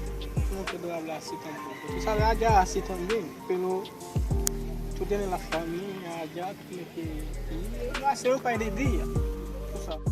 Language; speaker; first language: Spanish; non-native, learner; Haitian Creole